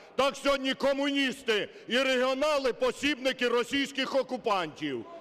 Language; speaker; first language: Ukrainian; native; Ukrainian